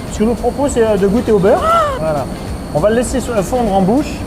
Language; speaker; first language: French; native; French